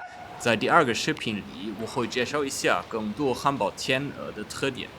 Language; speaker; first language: Chinese; non-native, fluent; German